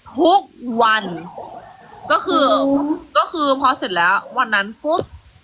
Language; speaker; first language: Thai; native; Thai